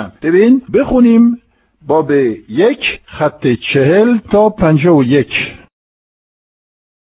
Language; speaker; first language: Persian; non-native, fluent; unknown